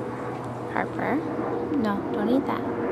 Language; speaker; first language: English; native; English